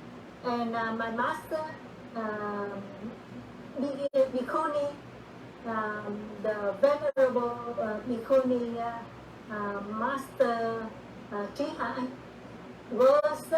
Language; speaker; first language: English; non-native, learner; Vietnamese